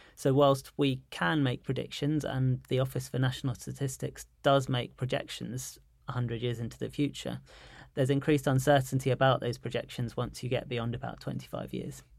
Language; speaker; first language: English; native; English